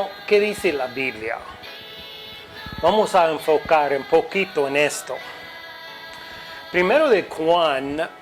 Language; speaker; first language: Spanish; non-native, fluent; English